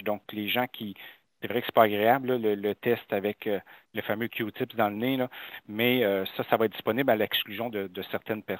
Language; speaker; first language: French; native; French